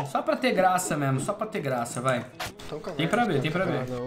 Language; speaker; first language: Portuguese; native; Portuguese